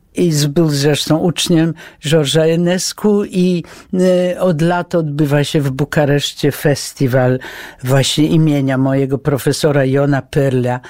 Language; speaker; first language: Polish; early bilingual, heritage; Polish